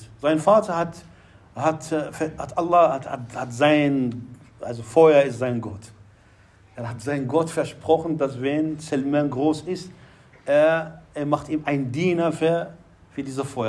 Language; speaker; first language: German; non-native, fluent; Arabic